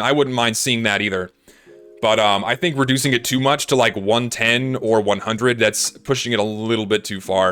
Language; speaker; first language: English; native; English